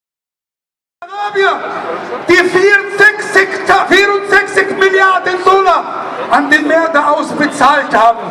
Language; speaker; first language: German; non-native, learner; Arabic